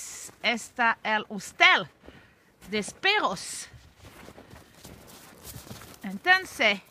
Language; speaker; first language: Spanish; non-native, learner; English